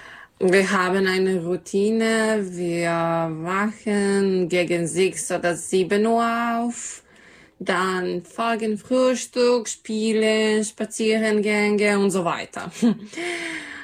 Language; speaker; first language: German; non-native, fluent; Serbian